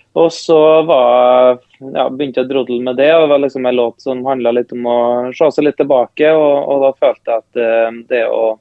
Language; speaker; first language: Norwegian; native; Norwegian